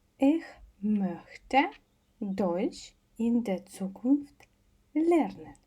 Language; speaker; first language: German; non-native, fluent; Ukrainian